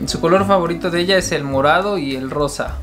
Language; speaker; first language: Spanish; native; Spanish